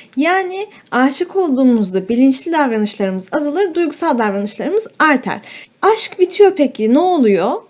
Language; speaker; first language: Turkish; native; Turkish